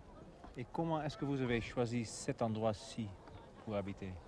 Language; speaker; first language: French; non-native, learner; Dutch